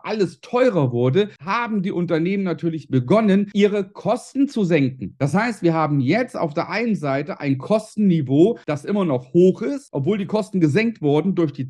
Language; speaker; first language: German; native; German